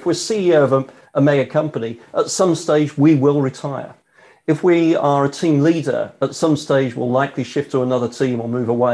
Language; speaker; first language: English; native; English